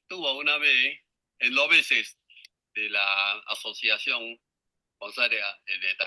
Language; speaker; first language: Spanish; non-native, learner; Chinese